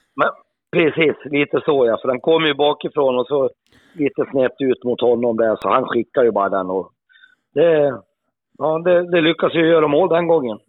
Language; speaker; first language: Swedish; native; Swedish